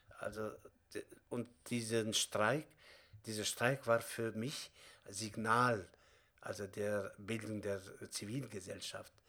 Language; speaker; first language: German; non-native, fluent; Kazakh